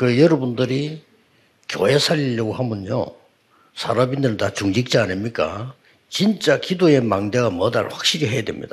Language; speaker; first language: Korean; native; Korean